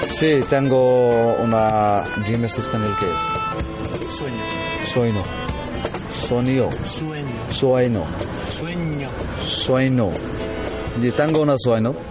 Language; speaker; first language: Spanish; non-native, learner; Bangla